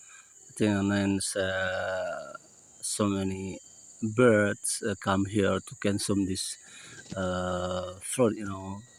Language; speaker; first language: English; non-native, learner; Indonesian